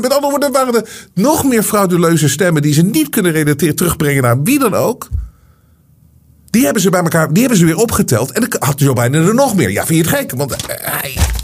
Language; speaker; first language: Dutch; native; Dutch